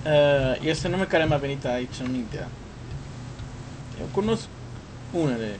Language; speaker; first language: Romanian; non-native, learner; Portuguese